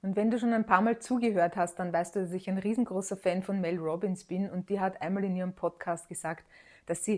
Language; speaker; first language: German; native; German